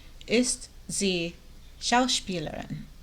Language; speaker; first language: German; non-native, learner; English